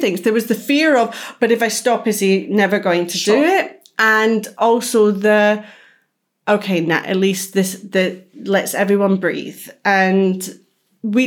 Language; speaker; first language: English; native; English